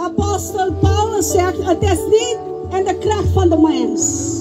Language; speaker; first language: Dutch; non-native, local second language; Papiamento